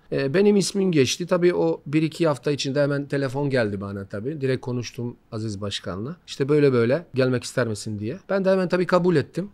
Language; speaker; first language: Turkish; non-native, fluent; Bosnian